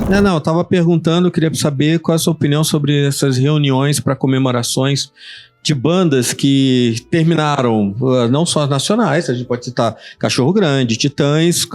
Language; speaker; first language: Portuguese; native; Portuguese